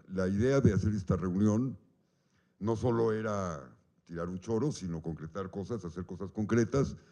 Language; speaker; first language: Spanish; native; Spanish